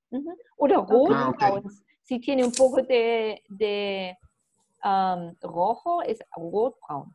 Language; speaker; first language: Spanish; non-native, fluent; German